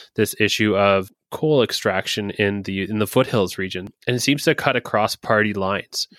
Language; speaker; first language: English; native; English